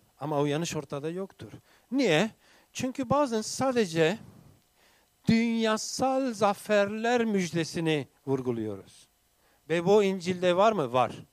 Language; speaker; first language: Turkish; non-native, fluent; English